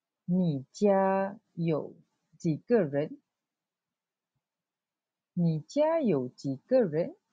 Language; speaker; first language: Chinese; non-native, local second language; Malay